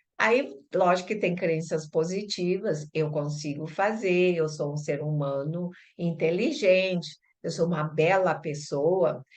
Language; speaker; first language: Portuguese; early bilingual, other home language; Chinese